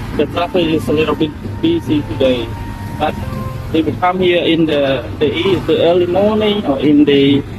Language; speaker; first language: English; non-native, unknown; Khmer